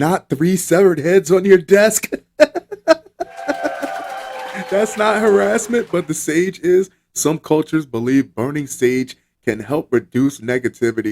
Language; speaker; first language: English; native; English